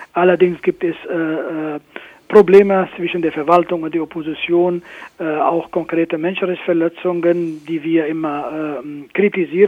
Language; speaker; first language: German; non-native, fluent; Kurdish